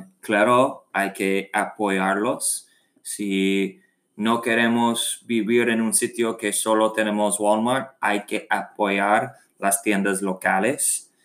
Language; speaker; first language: Spanish; non-native, learner; English